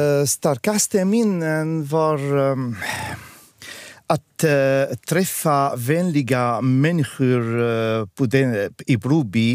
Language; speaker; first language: Swedish; non-native, fluent; Arabic